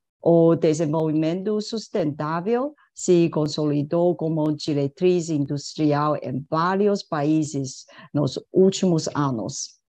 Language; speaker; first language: Portuguese; non-native, fluent; Chinese